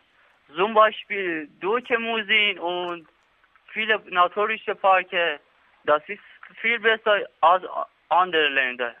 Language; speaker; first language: German; non-native, learner; Persian